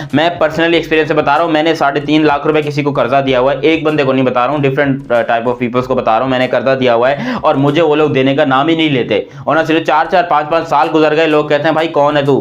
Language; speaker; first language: Urdu; non-native, local second language; Punjabi